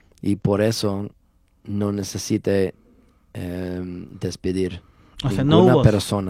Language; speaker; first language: Spanish; non-native, learner; English